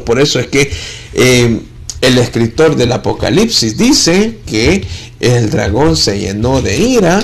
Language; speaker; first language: Spanish; native; Spanish